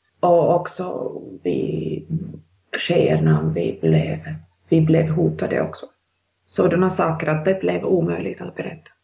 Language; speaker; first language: Swedish; non-native, local second language; Finnish